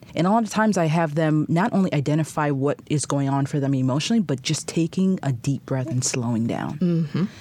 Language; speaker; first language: English; native; English